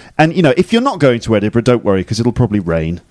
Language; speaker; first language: English; native; English